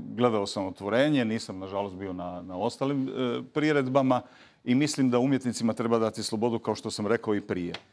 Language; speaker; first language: Croatian; native; Croatian